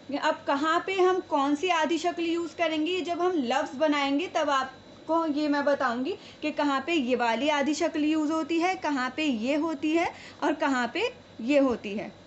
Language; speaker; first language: Hindi; native; Hindi